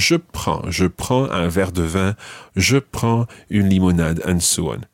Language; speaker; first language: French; non-native, fluent; English